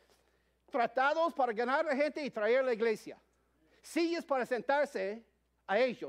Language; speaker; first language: Spanish; non-native, fluent; English